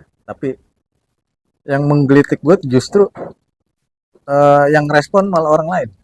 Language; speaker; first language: Indonesian; native; Indonesian